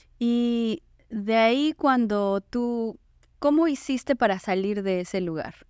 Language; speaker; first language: Spanish; native; Spanish